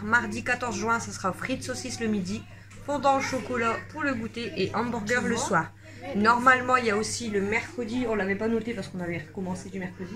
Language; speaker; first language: French; native; French